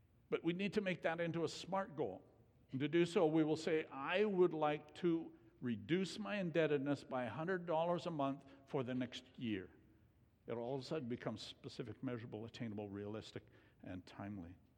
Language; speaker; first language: English; native; English